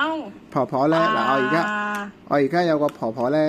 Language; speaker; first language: Cantonese; native; Cantonese